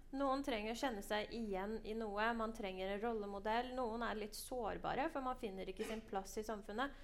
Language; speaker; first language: Norwegian; early bilingual, other home language; Persian